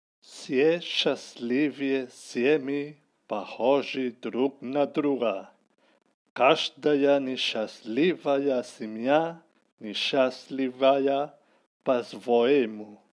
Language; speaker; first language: Russian; non-native, learner; Spanish